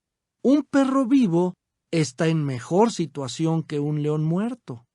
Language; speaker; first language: Spanish; native; Spanish